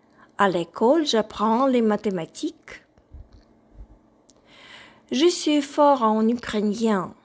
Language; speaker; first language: French; non-native, fluent; Ukrainian